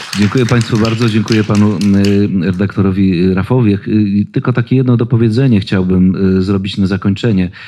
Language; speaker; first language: Polish; native; Polish